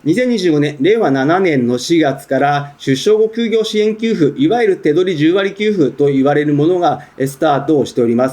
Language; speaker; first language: Japanese; native; Japanese